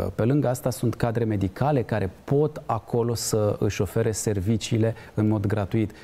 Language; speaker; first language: Romanian; native; Romanian